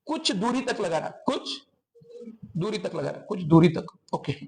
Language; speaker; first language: Hindi; non-native, local second language; Marathi